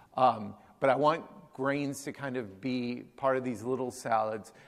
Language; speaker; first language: English; native; English